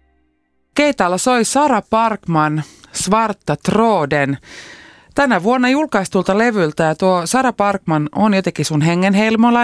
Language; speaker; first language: Finnish; native; Finnish